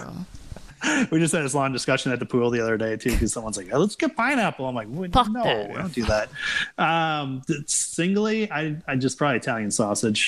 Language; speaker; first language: English; native; English